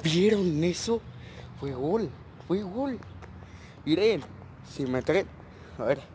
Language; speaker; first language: Spanish; native; Spanish